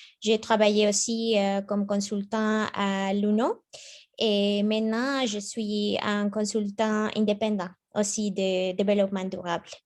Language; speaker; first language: French; non-native, learner; Spanish